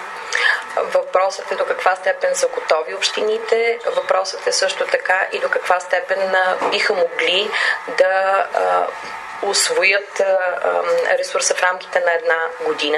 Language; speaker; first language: Bulgarian; native; Bulgarian